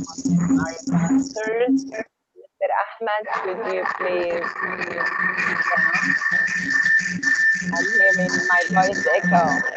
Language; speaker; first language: English; non-native, fluent; Arabic